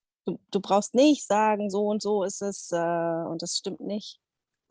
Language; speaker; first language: German; non-native, fluent; Dutch